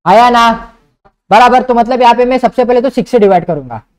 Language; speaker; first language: Hindi; non-native, local second language; Marathi